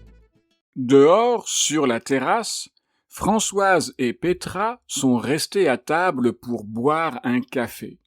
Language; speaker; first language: French; native; French